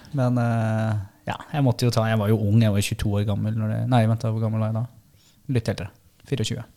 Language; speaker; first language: Norwegian; native; Norwegian